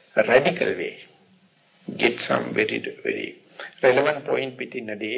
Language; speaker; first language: English; non-native, local second language; Sinhala